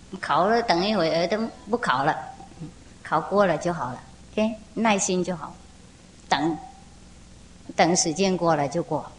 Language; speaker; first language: Chinese; non-native, fluent; Vietnamese